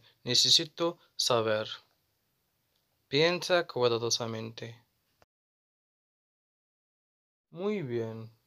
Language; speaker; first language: Spanish; non-native, fluent; Arabic